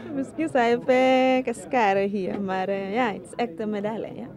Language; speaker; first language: Dutch; non-native, learner; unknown